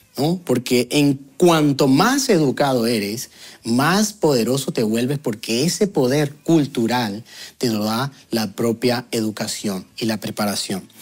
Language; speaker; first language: Spanish; native; Spanish